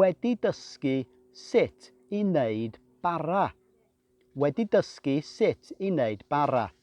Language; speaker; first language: Welsh; non-native, fluent; English